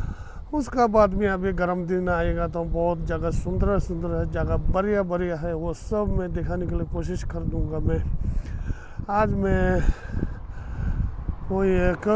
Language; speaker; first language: Hindi; non-native, fluent; Tibetan